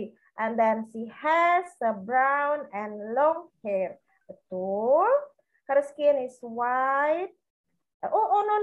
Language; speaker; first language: English; non-native, learner; Indonesian